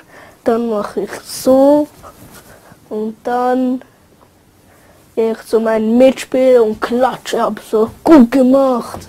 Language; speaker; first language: German; early bilingual, other home language; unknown